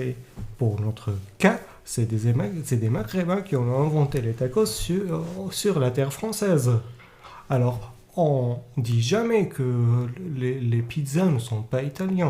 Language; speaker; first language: French; non-native, fluent; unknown